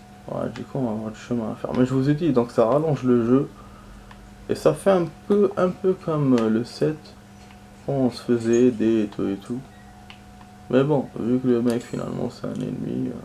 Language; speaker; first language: French; native; French